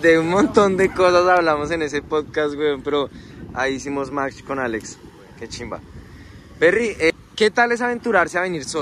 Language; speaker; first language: Spanish; native; Spanish